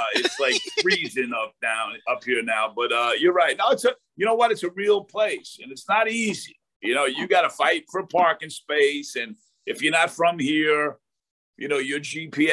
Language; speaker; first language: English; native; English